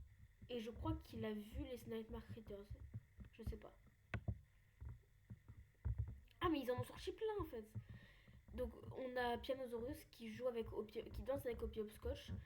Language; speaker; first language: French; native; French